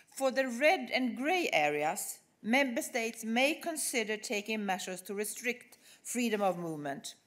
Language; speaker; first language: English; non-native, fluent; Swedish